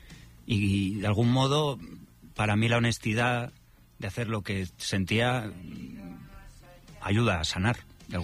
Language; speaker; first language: Spanish; native; Spanish